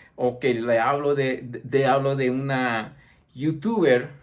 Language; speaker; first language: Spanish; early bilingual, heritage; Spanish